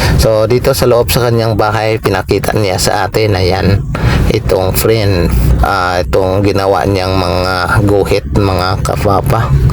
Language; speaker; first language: Filipino; non-native, local second language; Hiligaynon